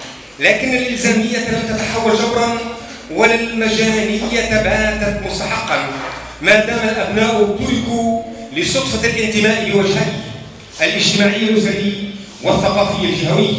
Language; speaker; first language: Arabic; native; Arabic